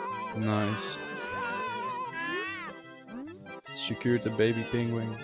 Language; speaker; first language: English; non-native, fluent; Dutch